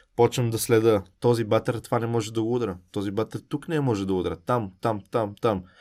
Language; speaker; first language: Bulgarian; early bilingual, heritage; Bulgarian